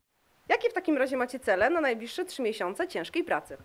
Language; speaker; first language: Polish; native; Polish